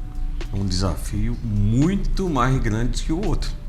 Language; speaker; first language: Portuguese; non-native, fluent; Arabic